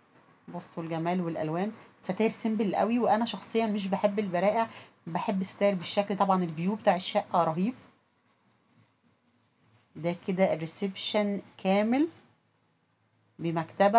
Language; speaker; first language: Arabic; native; Arabic